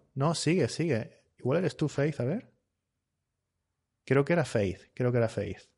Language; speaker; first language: Spanish; native; Spanish